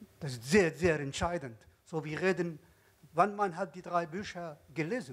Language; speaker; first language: German; non-native, learner; Arabic